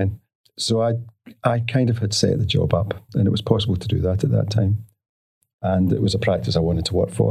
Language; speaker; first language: English; native; English